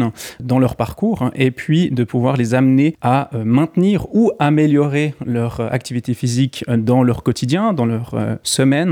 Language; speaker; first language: French; native; French